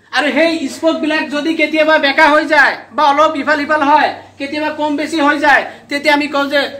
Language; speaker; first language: Assamese; non-native, local second language; Bangla